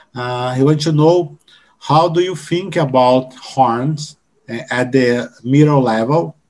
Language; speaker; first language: English; non-native, learner; Portuguese